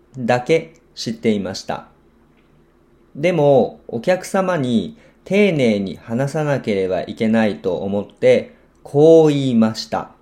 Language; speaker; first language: Japanese; non-native, fluent; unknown